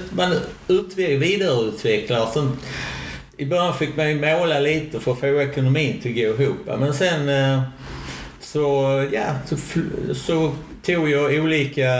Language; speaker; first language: Swedish; native; Swedish